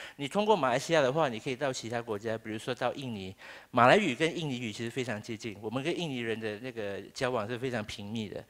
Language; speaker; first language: Chinese; native; Chinese